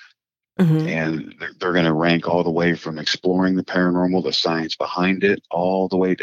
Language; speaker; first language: English; native; English